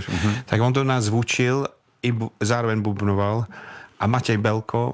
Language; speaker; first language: Czech; non-native, fluent; English